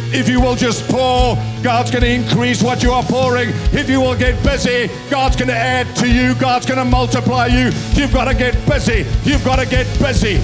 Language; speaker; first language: English; non-native, local second language; Afrikaans